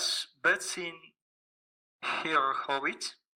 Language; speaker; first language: German; non-native, learner; Spanish